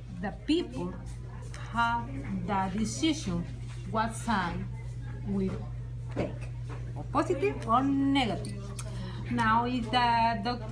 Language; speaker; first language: English; non-native, learner; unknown